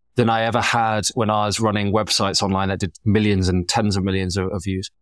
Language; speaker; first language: English; native; English